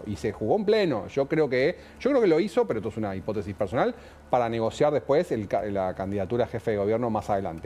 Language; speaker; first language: Spanish; native; Spanish